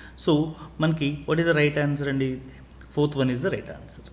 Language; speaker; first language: English; non-native, local second language; Telugu